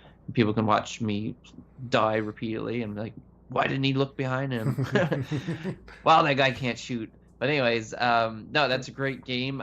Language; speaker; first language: English; native; English